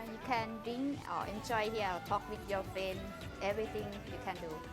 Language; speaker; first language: English; non-native, learner; Thai